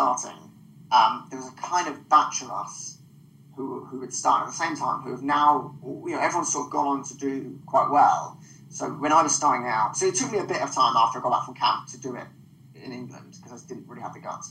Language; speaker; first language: English; native; English